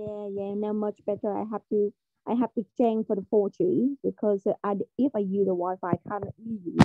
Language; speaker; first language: English; non-native, learner; Vietnamese